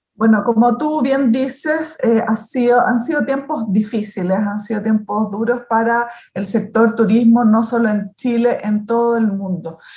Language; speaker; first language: Spanish; native; Spanish